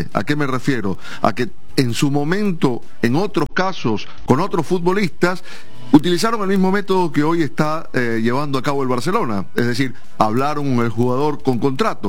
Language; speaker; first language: Spanish; native; Spanish